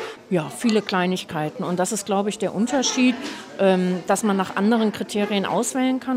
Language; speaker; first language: German; native; German